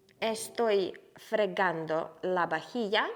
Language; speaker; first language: Spanish; non-native, fluent; Ukrainian